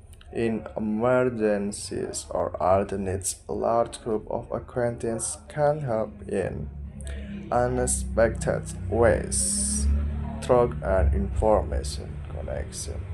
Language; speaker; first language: English; non-native, learner; Indonesian